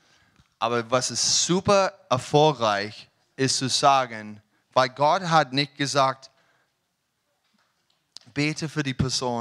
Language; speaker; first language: German; non-native, learner; English